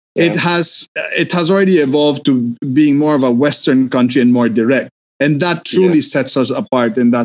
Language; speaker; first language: English; non-native, fluent; Spanish